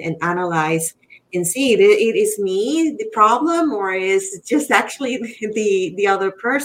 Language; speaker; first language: English; non-native, fluent; Spanish